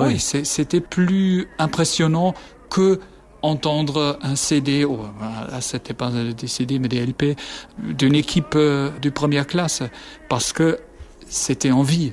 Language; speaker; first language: French; non-native, fluent; German